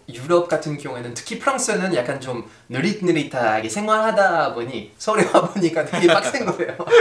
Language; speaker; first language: Korean; non-native, fluent; French